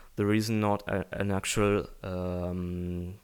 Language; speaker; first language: English; non-native, learner; Italian